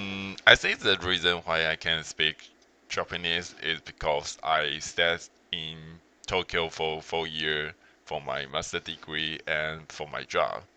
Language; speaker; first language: English; non-native, learner; Chinese